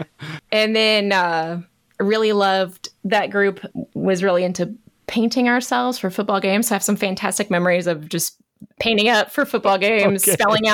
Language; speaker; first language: English; native; English